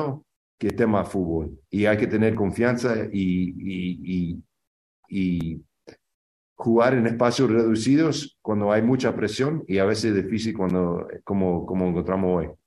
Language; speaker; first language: Spanish; early bilingual, other home language; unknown